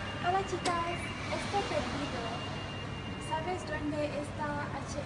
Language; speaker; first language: Spanish; non-native, learner; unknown